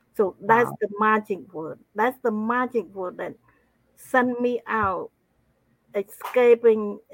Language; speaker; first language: English; non-native, fluent; Khmer